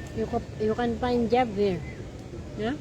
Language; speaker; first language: English; non-native, learner; Filipino